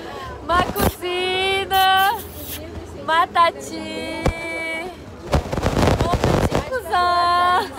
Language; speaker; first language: French; non-native, fluent; Portuguese